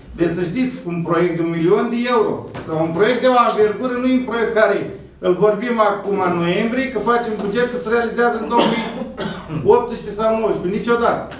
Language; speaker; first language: Romanian; native; Romanian